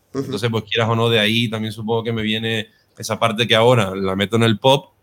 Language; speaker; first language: Spanish; native; Spanish